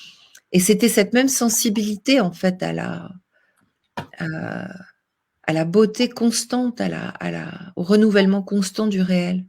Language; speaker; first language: French; native; French